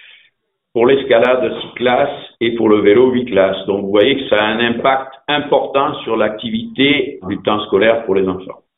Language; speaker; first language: French; native; French